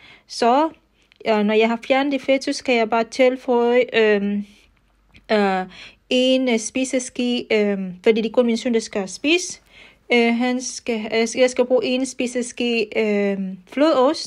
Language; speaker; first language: Danish; non-native, fluent; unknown